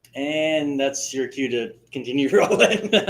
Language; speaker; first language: English; native; English